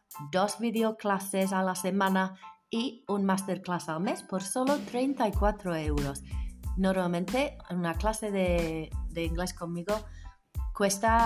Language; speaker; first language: Spanish; non-native, fluent; English